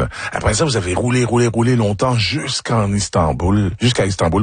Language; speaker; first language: French; native; French